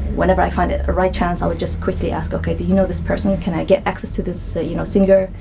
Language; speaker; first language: English; non-native, fluent; Arabic